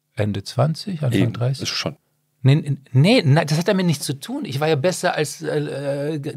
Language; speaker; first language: German; early bilingual, other home language; Czech